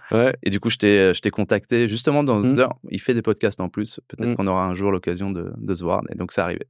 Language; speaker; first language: French; early bilingual, other home language; Persian